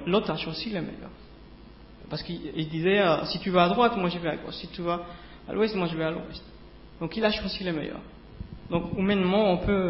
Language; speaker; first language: French; native; French